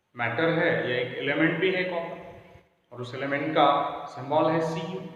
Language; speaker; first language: Hindi; non-native, local second language; Marathi